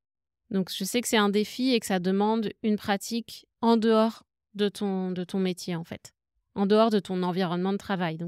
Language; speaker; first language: French; native; French